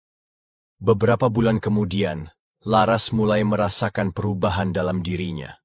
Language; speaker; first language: Indonesian; native; Indonesian